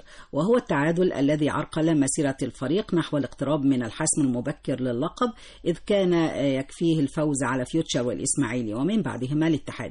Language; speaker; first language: Arabic; native; Arabic